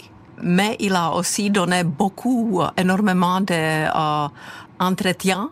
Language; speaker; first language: French; non-native, fluent; Czech